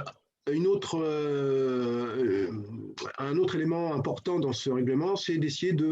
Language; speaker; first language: French; native; French